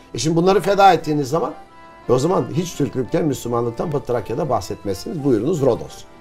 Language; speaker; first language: Turkish; native; Turkish